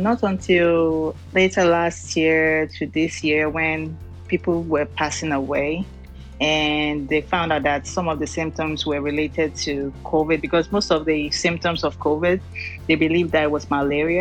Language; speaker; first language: English; non-native, local second language; Yoruba